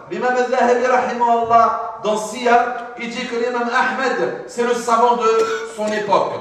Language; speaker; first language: French; non-native, fluent; Arabic